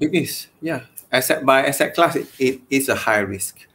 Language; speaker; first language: English; non-native, local second language; Malay